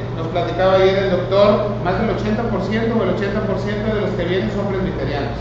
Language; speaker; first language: Spanish; native; Spanish